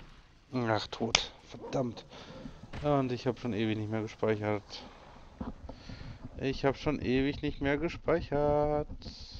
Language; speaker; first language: German; native; German